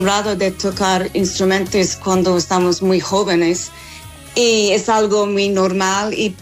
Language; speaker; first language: Spanish; non-native, fluent; English